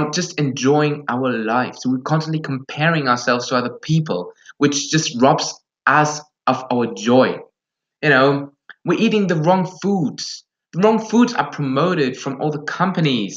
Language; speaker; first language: English; non-native, fluent; Russian